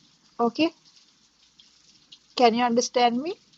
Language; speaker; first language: English; non-native, learner; Sinhala